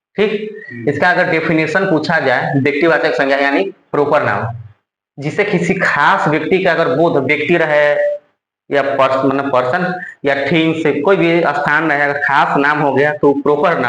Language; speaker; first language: Hindi; non-native, local second language; Bhojpuri